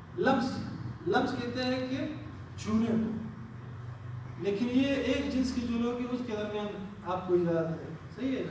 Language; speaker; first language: Urdu; non-native, local second language; Pashto